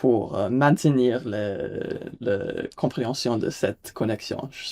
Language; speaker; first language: French; non-native, fluent; English